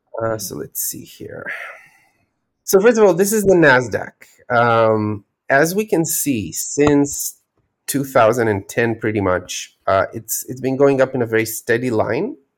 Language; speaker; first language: English; non-native, fluent; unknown